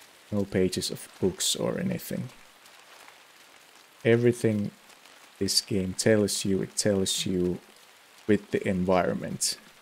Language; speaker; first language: English; non-native, fluent; Finnish